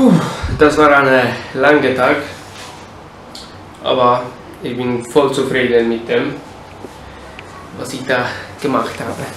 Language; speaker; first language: German; non-native, fluent; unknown